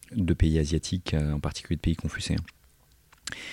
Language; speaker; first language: French; native; French